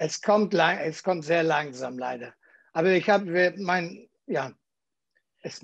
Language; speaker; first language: German; non-native, learner; English